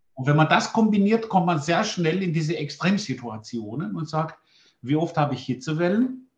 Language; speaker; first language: German; non-native, fluent; Greek